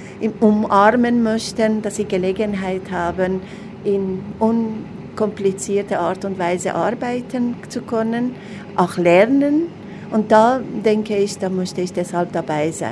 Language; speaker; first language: German; non-native, fluent; Persian